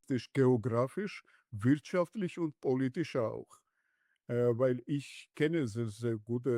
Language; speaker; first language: German; non-native, learner; Georgian